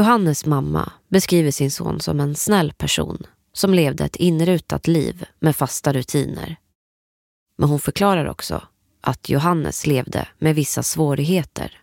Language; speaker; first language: Swedish; native; Swedish